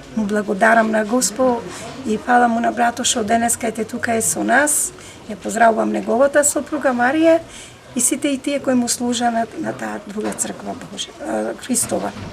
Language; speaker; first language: Macedonian; non-native, local second language; Romany